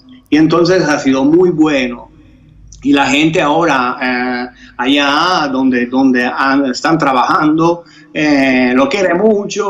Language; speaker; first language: Spanish; non-native, fluent; Italian